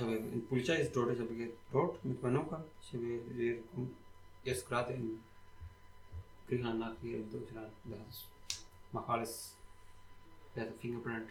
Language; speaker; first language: German; non-native, learner; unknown